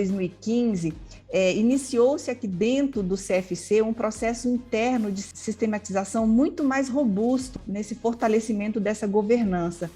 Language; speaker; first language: Portuguese; native; Portuguese